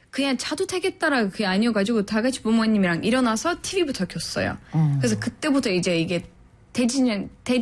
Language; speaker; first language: Korean; non-native, fluent; Turkish